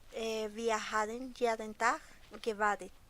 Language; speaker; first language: German; non-native, learner; Spanish